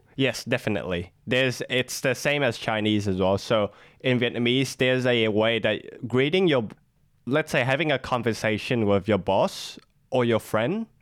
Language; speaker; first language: English; non-native, fluent; Vietnamese